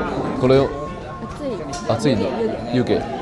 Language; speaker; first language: Japanese; non-native, learner; Chinese